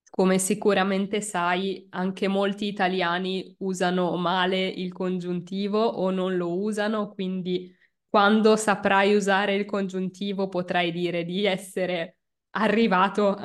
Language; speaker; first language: Italian; native; Italian